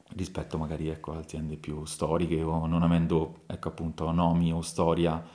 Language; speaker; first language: Italian; native; Italian